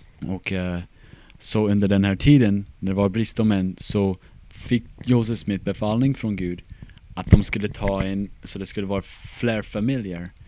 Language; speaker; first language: Swedish; non-native, fluent; English